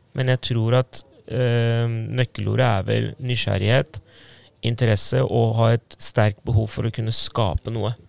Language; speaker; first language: Norwegian; non-native, fluent; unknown